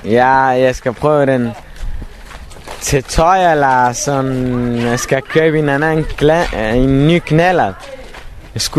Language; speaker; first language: Danish; non-native, learner; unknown